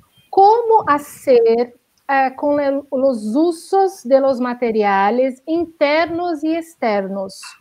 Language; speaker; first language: Spanish; non-native, learner; Portuguese